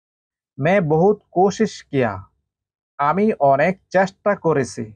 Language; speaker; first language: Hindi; non-native, learner; Bangla